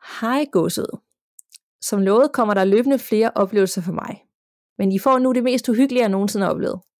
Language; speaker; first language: Danish; native; Danish